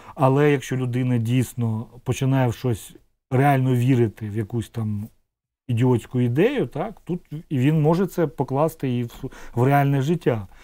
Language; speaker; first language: Ukrainian; non-native, local second language; Russian